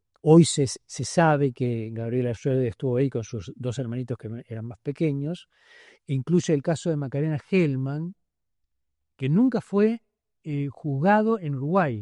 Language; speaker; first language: Spanish; native; Spanish